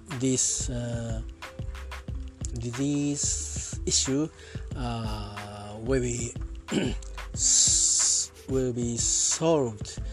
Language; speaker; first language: English; non-native, learner; Japanese